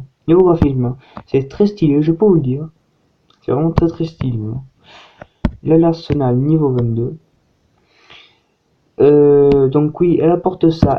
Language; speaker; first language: French; native; French